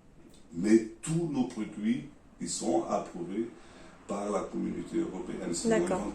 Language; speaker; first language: French; non-native, learner; Portuguese